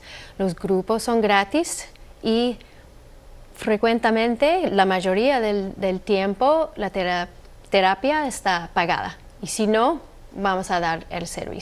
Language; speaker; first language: Spanish; non-native, fluent; English